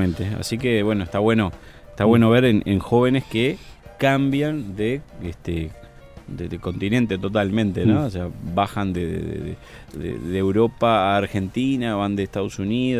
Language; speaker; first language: Spanish; native; Spanish